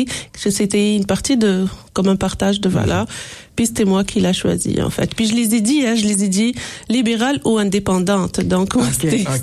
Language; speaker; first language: French; non-native, local second language; Arabic